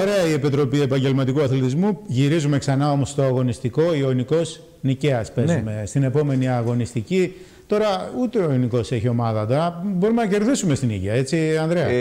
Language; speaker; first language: Greek; native; Greek